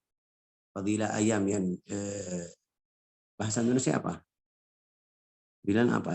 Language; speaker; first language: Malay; non-native, fluent; Arabic